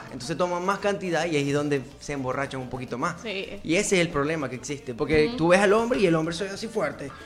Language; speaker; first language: Spanish; native; Spanish